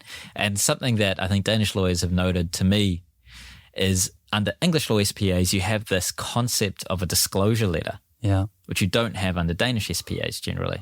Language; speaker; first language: English; native; English